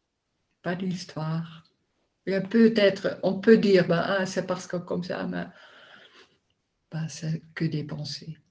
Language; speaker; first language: French; non-native, learner; Dutch